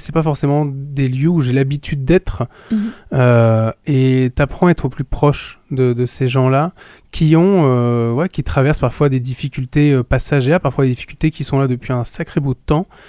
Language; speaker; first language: French; native; French